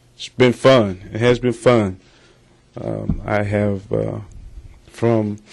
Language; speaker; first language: English; native; English